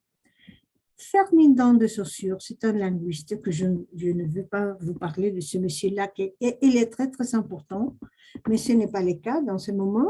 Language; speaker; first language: French; non-native, fluent; Spanish